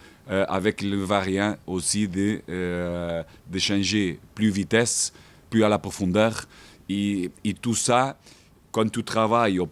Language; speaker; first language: French; non-native, fluent; Portuguese